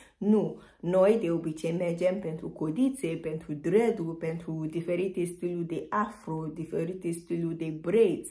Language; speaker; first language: Romanian; non-native, learner; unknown